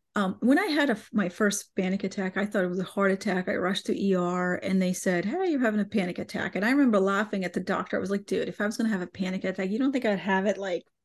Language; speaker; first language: English; non-native, fluent; Bosnian